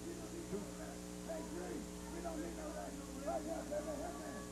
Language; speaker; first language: English; native; English